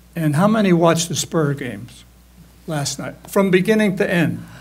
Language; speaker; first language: English; native; English